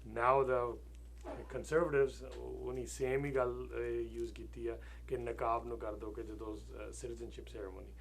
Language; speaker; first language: Punjabi; early bilingual, heritage; Punjabi